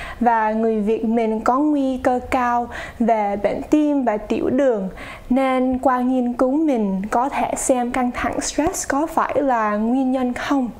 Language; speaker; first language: Vietnamese; early bilingual, heritage; Vietnamese